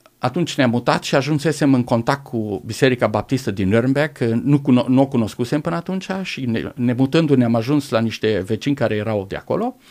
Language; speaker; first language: Romanian; non-native, local second language; German